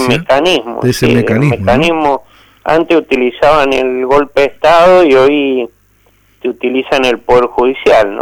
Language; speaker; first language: Spanish; native; Spanish